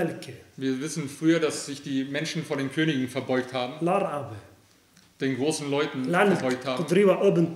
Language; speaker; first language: German; early bilingual, other home language; Aramaic